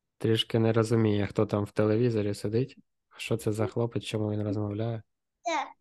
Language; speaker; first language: Ukrainian; non-native, local second language; Russian